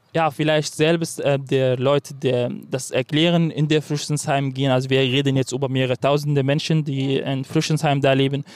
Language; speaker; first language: German; non-native, fluent; Arabic